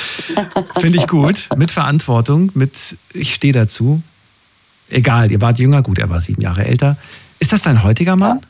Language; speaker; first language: German; native; German